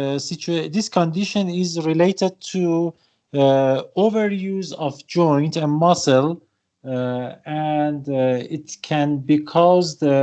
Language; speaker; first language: English; non-native, learner; Persian